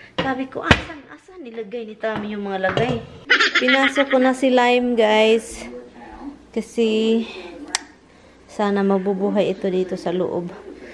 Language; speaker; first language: Filipino; non-native, local second language; Cebuano